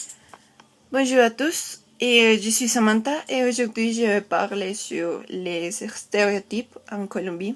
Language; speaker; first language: French; non-native, learner; Spanish